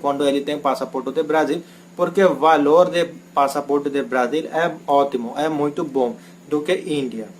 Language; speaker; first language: Portuguese; non-native, learner; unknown